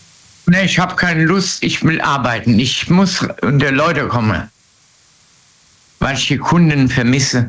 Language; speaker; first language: German; native; German